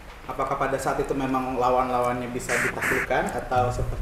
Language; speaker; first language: Indonesian; native; Indonesian